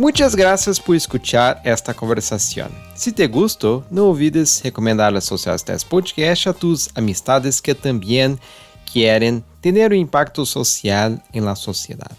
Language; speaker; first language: Spanish; non-native, fluent; Portuguese